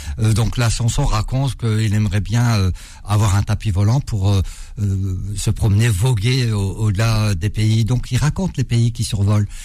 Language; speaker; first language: French; early bilingual, other home language; Arabic